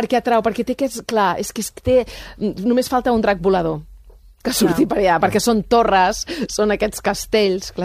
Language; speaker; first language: Catalan; native; Catalan